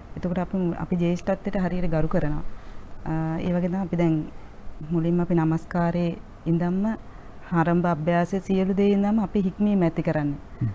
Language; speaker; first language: Sinhala; native; Sinhala